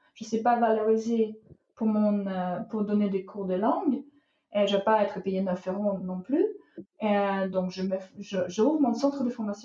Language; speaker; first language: French; non-native, fluent; Russian